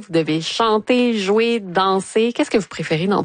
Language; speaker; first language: French; native; French